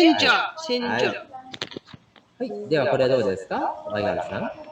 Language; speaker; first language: Japanese; native; Japanese